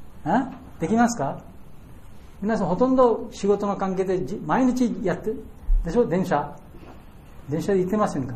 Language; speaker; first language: Japanese; non-native, fluent; Bangla